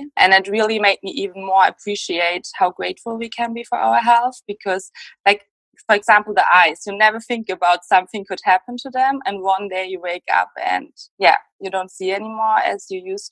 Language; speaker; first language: English; non-native, fluent; German